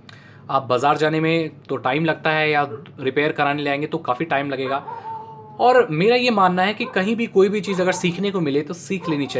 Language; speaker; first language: Hindi; native; Hindi